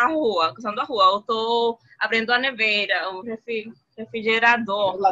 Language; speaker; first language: Portuguese; non-native, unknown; Spanish